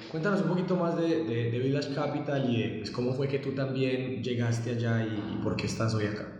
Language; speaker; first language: Spanish; native; Spanish